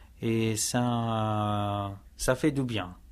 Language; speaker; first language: French; non-native, learner; Italian